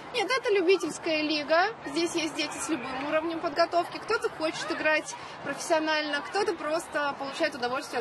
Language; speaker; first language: Russian; native; Russian